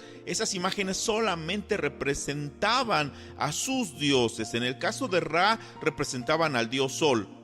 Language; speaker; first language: Spanish; native; Spanish